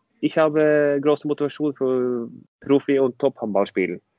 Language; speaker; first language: German; non-native, fluent; Norwegian